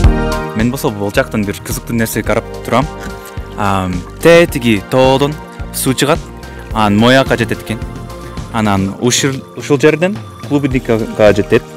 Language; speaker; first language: Kyrgyz; non-native, fluent; English